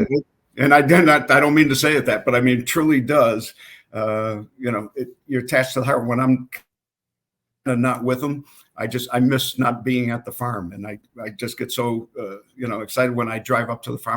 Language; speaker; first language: English; native; English